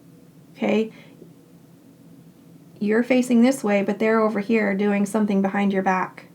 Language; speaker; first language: English; native; English